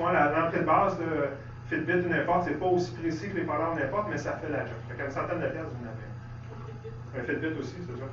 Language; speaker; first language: French; native; French